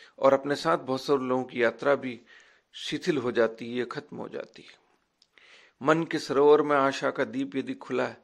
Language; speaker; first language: Hindi; native; Hindi